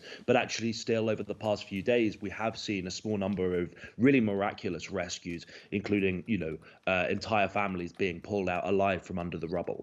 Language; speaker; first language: English; native; English